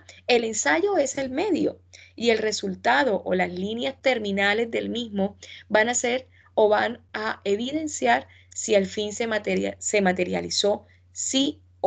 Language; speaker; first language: Spanish; native; Spanish